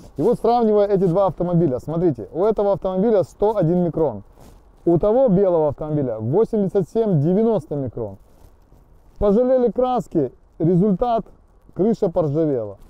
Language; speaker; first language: Russian; native; Russian